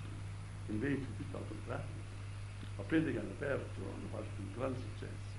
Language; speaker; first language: Italian; early bilingual, heritage; Italian